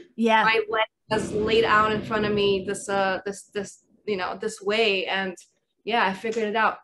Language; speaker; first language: English; early bilingual, other home language; Russian